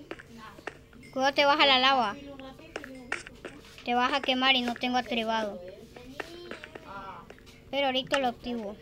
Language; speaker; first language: Spanish; native; Spanish